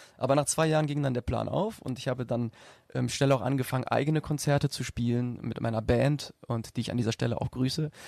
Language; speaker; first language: German; native; German